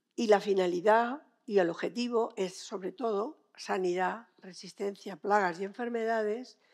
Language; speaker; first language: Spanish; native; Spanish